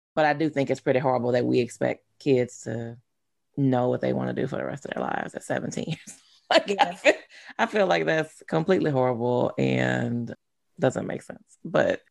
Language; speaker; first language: English; native; English